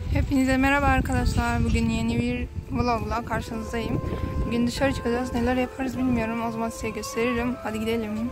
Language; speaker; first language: Turkish; early bilingual, other home language; Arabic